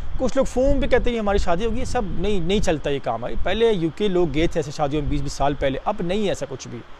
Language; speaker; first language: Urdu; non-native, local second language; Punjabi